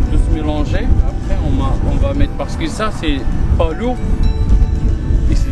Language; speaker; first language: French; non-native, learner; Arabic